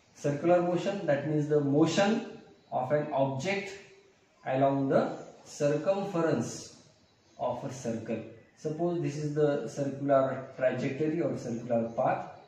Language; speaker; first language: English; non-native, local second language; Marathi